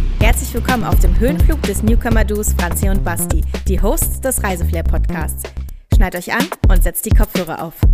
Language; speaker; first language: German; native; German